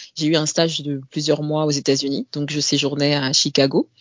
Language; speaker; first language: French; native; French